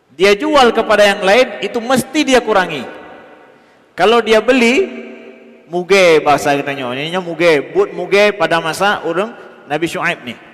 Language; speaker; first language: Malay; non-native, local second language; Achinese